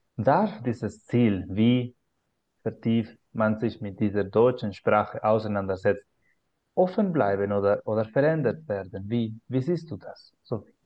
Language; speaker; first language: German; non-native, fluent; Spanish